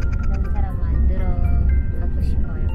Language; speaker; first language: Korean; non-native, learner; Filipino